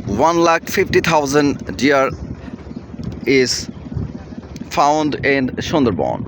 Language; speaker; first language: English; non-native, local second language; Bangla